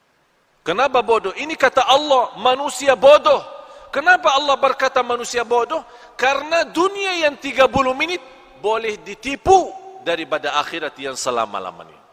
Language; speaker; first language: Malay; non-native, fluent; Arabic